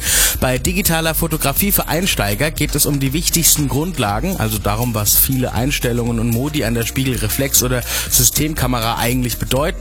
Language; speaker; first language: German; native; German